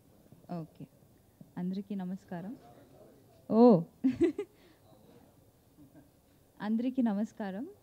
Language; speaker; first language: Telugu; non-native, learner; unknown